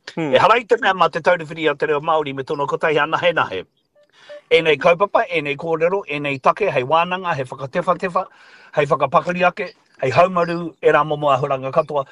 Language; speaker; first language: Māori; non-native, local second language; English